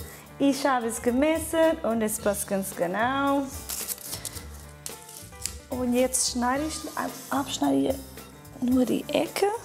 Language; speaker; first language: German; non-native, fluent; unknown